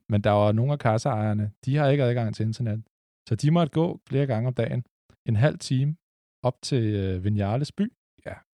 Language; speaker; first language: Danish; native; Danish